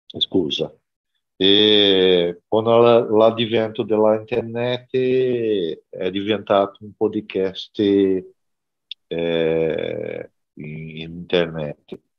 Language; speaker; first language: Italian; non-native, learner; Portuguese